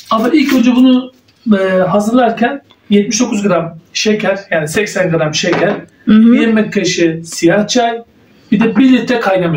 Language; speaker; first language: Turkish; native; Turkish